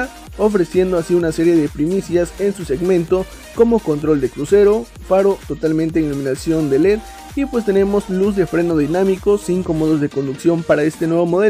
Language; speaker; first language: Spanish; native; Spanish